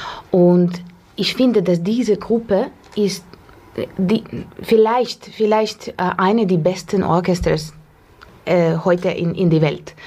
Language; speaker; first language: German; non-native, learner; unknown